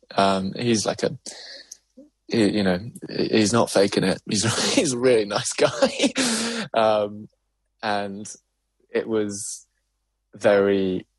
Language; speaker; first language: English; native; English